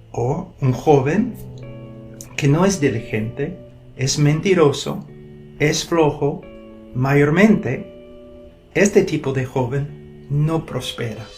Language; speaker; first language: Spanish; non-native, fluent; English